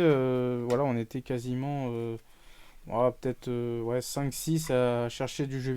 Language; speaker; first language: French; native; French